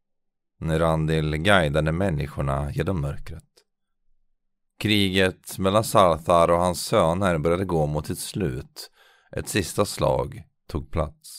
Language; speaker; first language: Swedish; native; Swedish